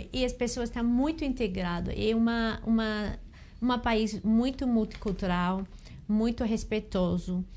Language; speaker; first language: Portuguese; non-native, fluent; English